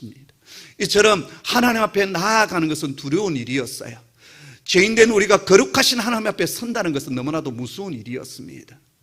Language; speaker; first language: Korean; native; Korean